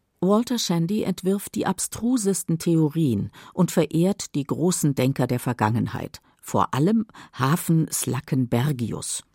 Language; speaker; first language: German; native; German